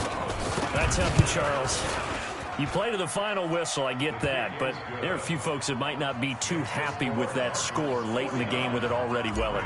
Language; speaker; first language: English; native; English